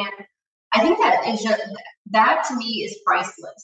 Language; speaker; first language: English; non-native, fluent; Portuguese